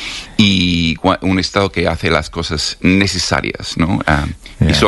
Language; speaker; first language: Spanish; non-native, fluent; English